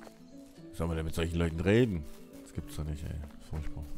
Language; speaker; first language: German; native; German